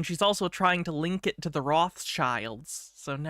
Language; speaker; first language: English; native; English